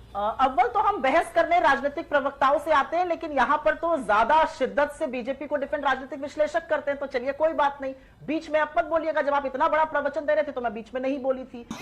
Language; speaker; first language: Hindi; native; Hindi